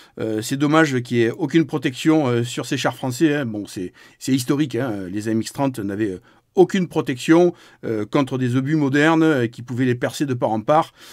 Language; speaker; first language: French; native; French